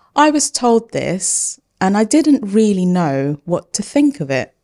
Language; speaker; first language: English; early bilingual, other home language; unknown